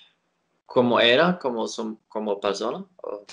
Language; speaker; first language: Spanish; non-native, learner; Swedish